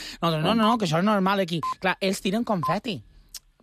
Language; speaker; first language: Catalan; native; Catalan